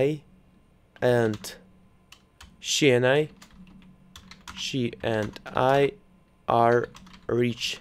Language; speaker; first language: English; non-native, learner; Russian